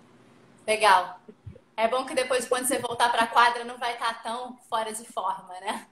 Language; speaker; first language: Portuguese; native; Portuguese